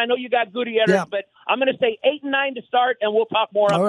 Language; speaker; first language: English; native; English